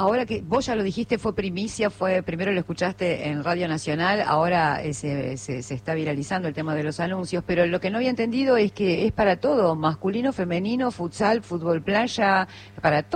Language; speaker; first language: Spanish; native; Spanish